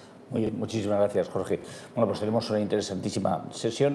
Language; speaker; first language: Spanish; native; Spanish